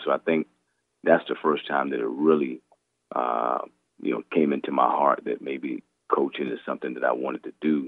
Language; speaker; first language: English; native; English